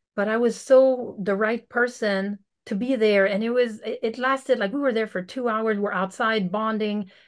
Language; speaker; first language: English; native; English